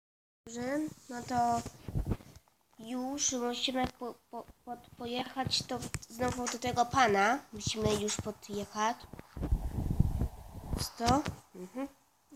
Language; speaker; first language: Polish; non-native, learner; Russian